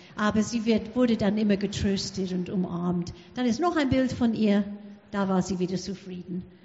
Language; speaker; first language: German; non-native, fluent; English